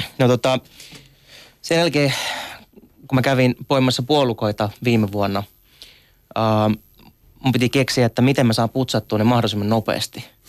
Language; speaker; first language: Finnish; early bilingual, other home language; Arabic